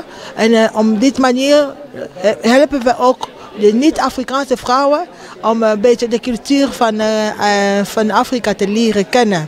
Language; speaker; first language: Dutch; non-native, fluent; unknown